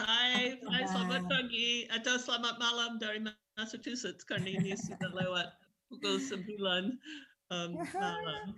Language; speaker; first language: Indonesian; non-native, fluent; English